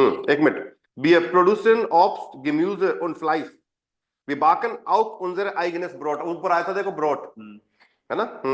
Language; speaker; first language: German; non-native, fluent; Hindi